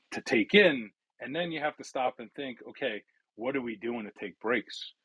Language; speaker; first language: English; early bilingual, other home language; Italian